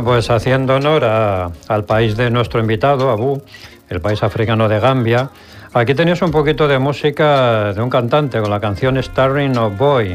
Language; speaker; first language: Spanish; native; Spanish